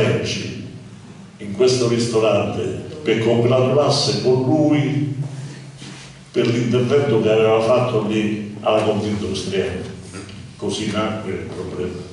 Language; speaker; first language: Italian; native; Italian